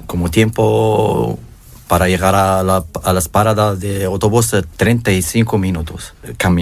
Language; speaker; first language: Spanish; non-native, learner; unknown